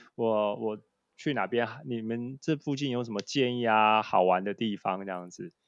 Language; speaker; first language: Chinese; native; Chinese